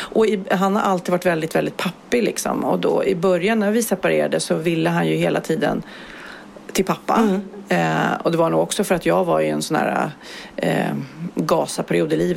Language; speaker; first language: Swedish; native; Swedish